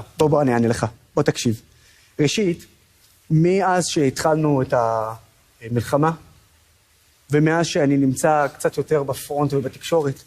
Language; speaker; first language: Hebrew; non-native, local second language; Arabic